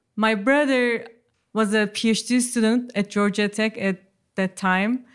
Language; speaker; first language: English; non-native, fluent; Turkish